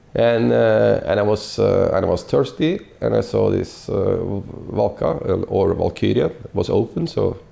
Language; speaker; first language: English; non-native, fluent; Norwegian